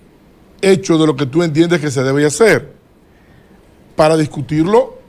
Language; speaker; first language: Spanish; native; Spanish